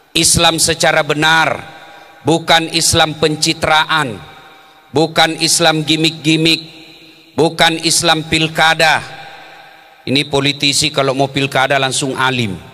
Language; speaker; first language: Indonesian; native; Indonesian